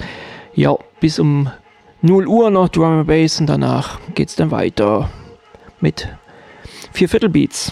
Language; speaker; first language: German; native; German